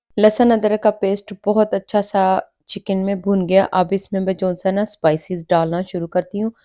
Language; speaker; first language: Urdu; native; Urdu